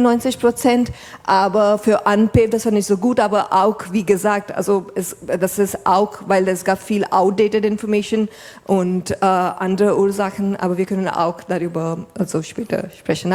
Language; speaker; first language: German; non-native, fluent; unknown